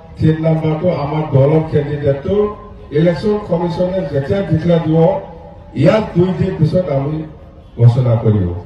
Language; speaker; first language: Assamese; non-native, local second language; Rangpuri